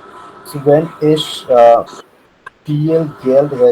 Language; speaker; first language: German; non-native, learner; Hindi